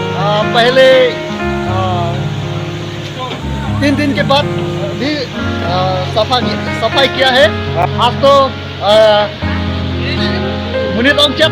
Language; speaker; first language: Hindi; non-native, local second language; Karbi